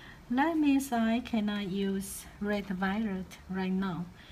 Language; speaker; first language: English; non-native, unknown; Chinese